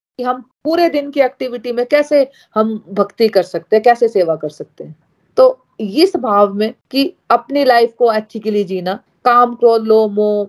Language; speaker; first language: Hindi; native; Hindi